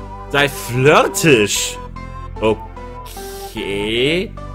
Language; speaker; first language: German; native; German